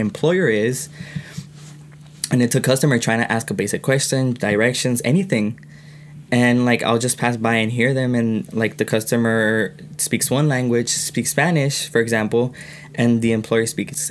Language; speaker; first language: English; early bilingual, other home language; Spanish